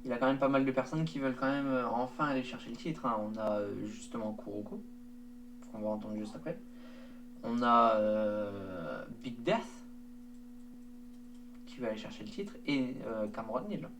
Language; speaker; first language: French; native; French